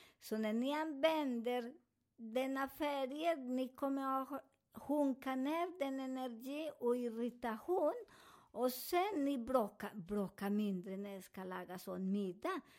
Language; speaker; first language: Swedish; non-native, learner; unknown